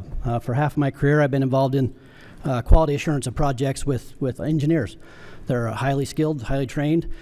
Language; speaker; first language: English; native; English